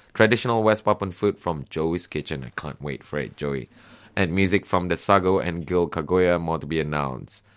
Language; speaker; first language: English; non-native, local second language; Malay